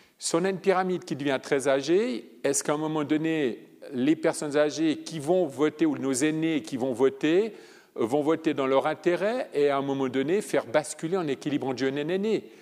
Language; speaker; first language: French; early bilingual, other home language; Italian